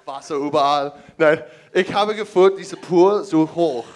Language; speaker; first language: German; non-native, learner; English